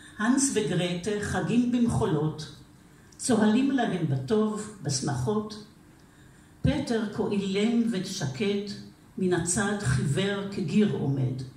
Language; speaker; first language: Hebrew; native; Hebrew